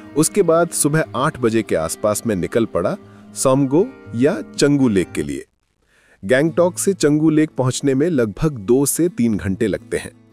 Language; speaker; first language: Hindi; non-native, fluent; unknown